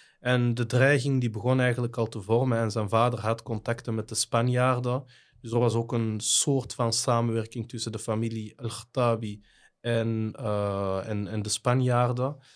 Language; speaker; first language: Dutch; native; Dutch